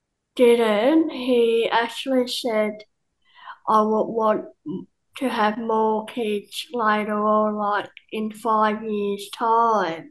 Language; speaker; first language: English; native; English